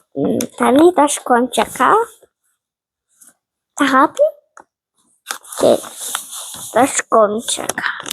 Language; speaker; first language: Albanian; early bilingual, heritage; Albanian